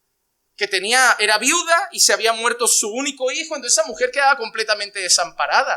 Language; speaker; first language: Spanish; native; Spanish